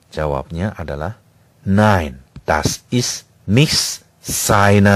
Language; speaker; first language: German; non-native, fluent; Indonesian